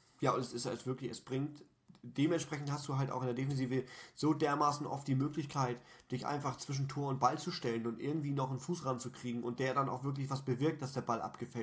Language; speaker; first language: German; native; German